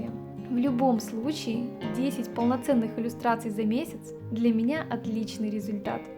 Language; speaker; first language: Russian; native; Russian